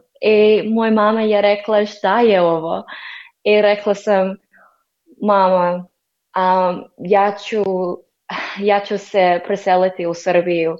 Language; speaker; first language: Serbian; non-native, learner; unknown